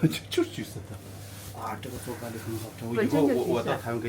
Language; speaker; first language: Chinese; non-native, fluent; Tibetan